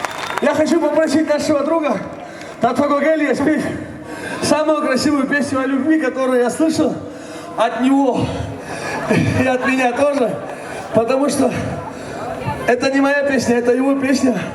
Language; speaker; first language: Russian; non-native, fluent; Georgian